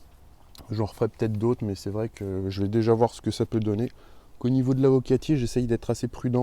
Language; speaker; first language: French; native; French